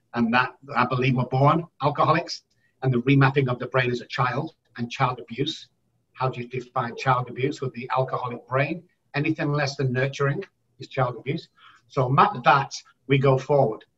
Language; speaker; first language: English; native; English